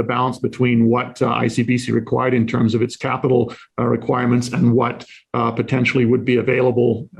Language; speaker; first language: English; native; English